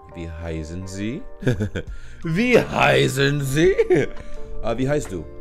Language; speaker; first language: German; non-native, learner; English